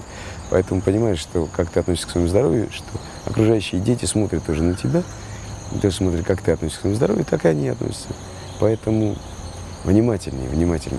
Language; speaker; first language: Russian; native; Russian